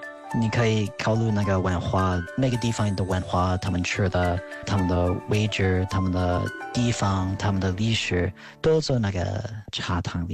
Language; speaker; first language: Chinese; non-native, fluent; English